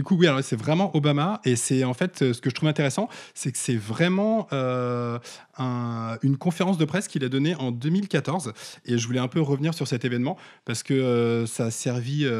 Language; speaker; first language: French; native; French